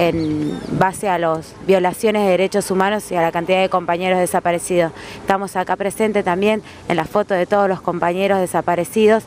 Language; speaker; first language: Spanish; native; Spanish